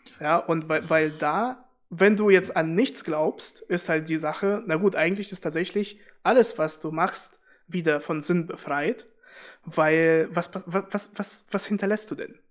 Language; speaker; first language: German; early bilingual, other home language; Russian